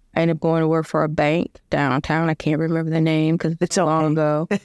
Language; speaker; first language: English; native; English